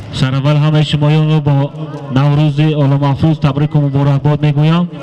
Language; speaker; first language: Tajik; native; Tajik